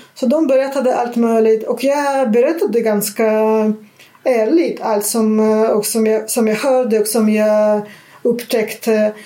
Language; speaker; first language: Swedish; non-native, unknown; Russian